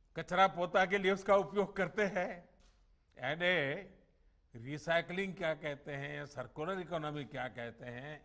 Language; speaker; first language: Hindi; non-native, local second language; Gujarati